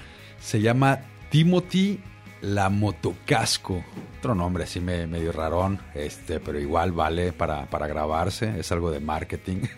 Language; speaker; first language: Spanish; native; Spanish